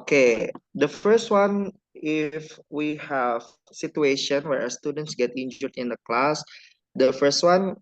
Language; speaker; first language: English; non-native, learner; Indonesian